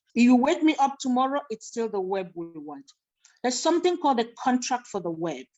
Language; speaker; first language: English; non-native, local second language; Igbo